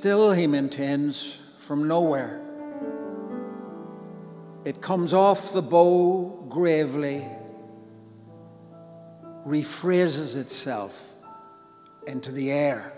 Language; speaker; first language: English; native; English